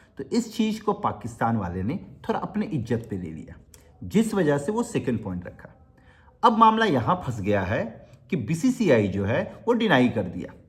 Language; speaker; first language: Hindi; native; Hindi